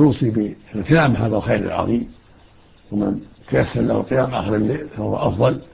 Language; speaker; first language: Arabic; native; Arabic